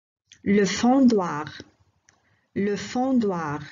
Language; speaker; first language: French; non-native, local second language; Arabic